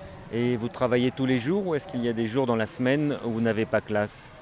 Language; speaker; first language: French; native; French